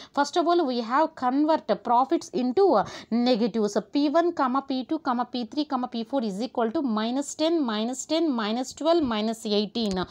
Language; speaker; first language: English; non-native, local second language; Telugu